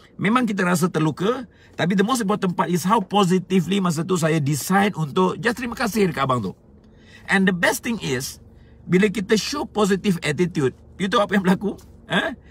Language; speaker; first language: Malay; native; Malay